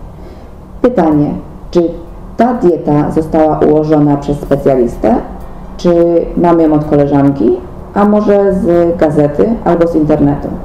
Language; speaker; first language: Polish; native; Polish